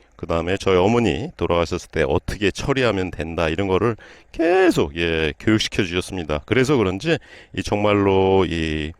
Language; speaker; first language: Korean; native; Korean